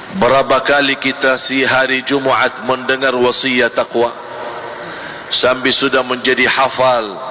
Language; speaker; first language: Malay; non-native, fluent; Arabic